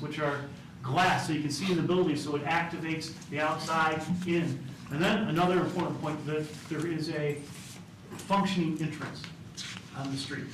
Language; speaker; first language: English; native; English